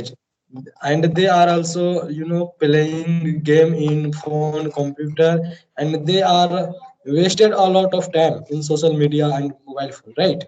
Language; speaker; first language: English; non-native, learner; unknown